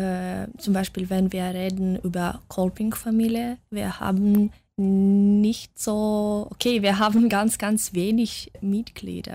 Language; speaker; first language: German; non-native, fluent; Russian